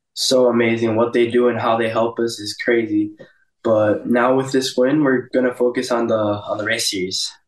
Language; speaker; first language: English; early bilingual, other home language; Portuguese